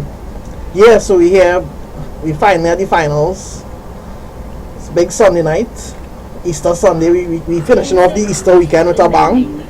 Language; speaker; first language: English; native; English